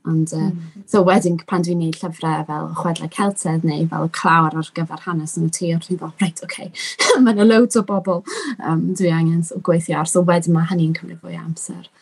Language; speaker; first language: Welsh; non-native, local second language; English